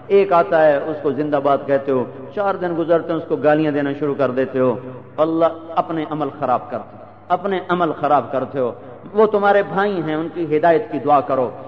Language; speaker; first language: Urdu; non-native, local second language; Punjabi